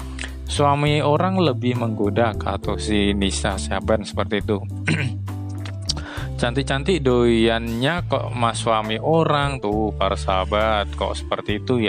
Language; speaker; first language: Indonesian; native; Indonesian